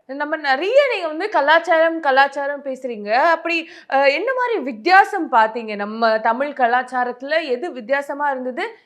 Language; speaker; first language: Tamil; native; Tamil